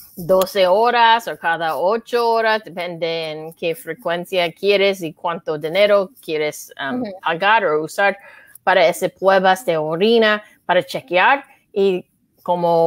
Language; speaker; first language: Spanish; non-native, learner; English